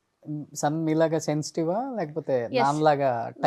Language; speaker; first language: Telugu; native; Telugu